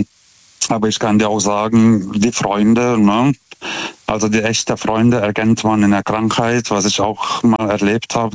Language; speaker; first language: German; native; German